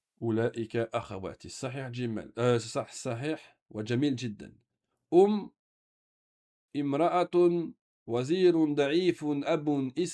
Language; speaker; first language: Arabic; non-native, fluent; French